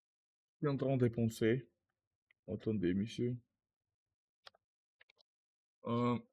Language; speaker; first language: French; non-native, learner; Russian